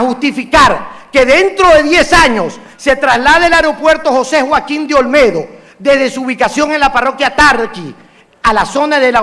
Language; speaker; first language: Spanish; native; Spanish